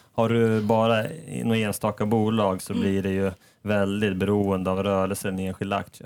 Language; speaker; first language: Swedish; native; Swedish